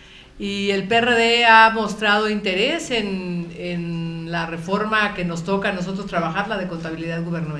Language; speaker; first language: Spanish; native; Spanish